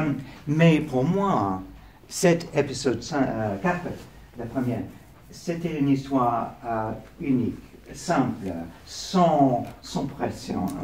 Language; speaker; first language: French; non-native, learner; English